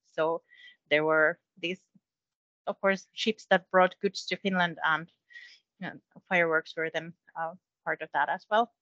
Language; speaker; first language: English; non-native, fluent; Finnish